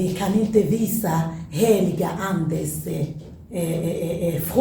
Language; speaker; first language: Swedish; non-native, learner; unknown